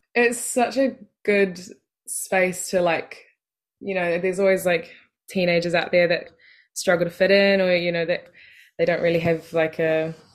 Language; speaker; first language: English; native; English